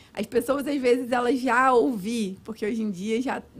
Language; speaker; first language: Portuguese; native; Portuguese